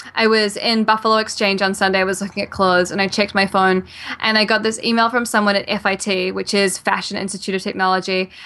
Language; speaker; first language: English; native; English